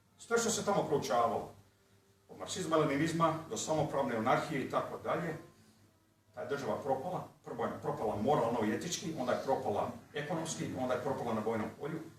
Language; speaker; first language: Bosnian; early bilingual, heritage; Croatian